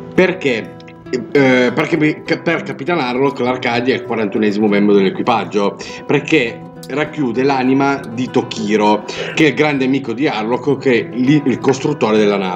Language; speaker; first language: Italian; native; Italian